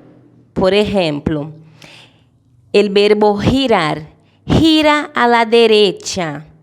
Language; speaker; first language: Spanish; non-native, fluent; Portuguese